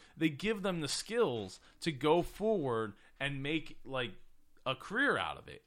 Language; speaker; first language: English; native; English